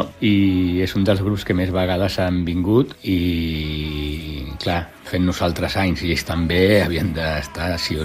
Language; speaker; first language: Catalan; native; Catalan